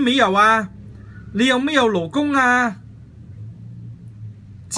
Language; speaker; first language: Chinese; non-native, local second language; Cantonese